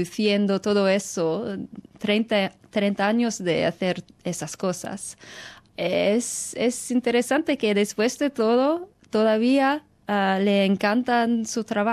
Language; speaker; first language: Spanish; non-native, fluent; English